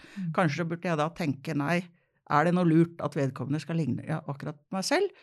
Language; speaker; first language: Norwegian; native; Norwegian